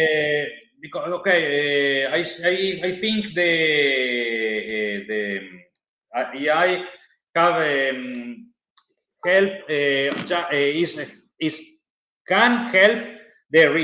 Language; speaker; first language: English; non-native, learner; Italian